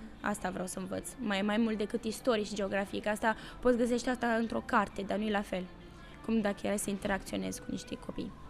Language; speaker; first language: Romanian; early bilingual, heritage; Romanian